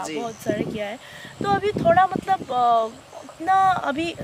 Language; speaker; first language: Hindi; non-native, local second language; Assamese